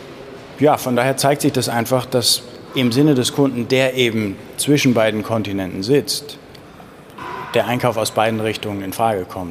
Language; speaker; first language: German; native; German